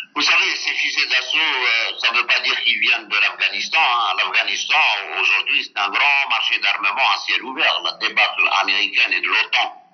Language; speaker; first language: French; non-native, local second language; Arabic